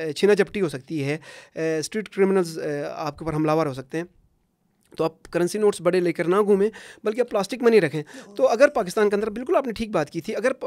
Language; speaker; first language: Urdu; non-native, local second language; Punjabi